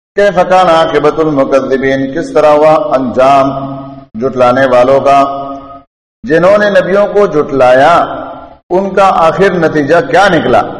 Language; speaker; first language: Urdu; non-native, local second language; Pashto